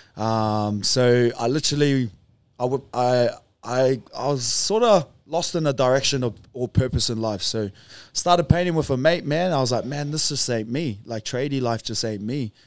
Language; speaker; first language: English; native; English